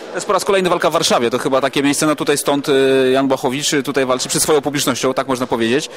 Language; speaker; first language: Polish; native; Polish